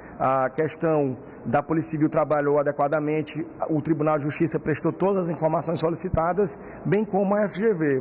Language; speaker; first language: Portuguese; native; Portuguese